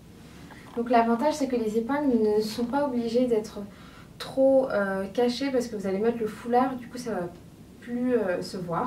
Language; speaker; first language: French; native; French